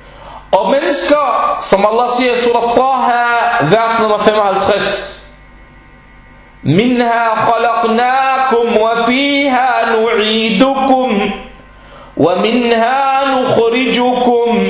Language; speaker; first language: Danish; non-native, fluent; Arabic